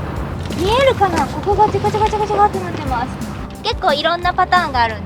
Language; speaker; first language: Japanese; native; Japanese